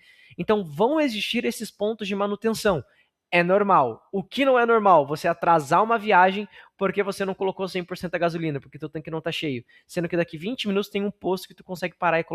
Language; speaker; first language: Portuguese; native; Portuguese